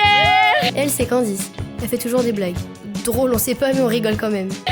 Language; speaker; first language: French; native; French